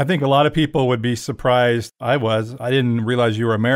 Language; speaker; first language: English; native; English